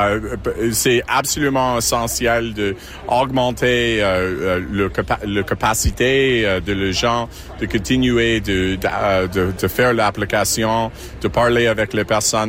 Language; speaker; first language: French; non-native, local second language; English